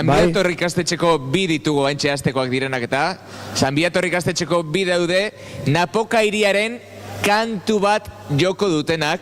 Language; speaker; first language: Basque; native; Basque